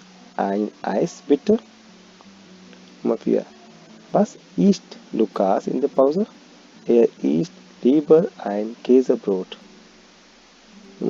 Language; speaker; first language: German; non-native, fluent; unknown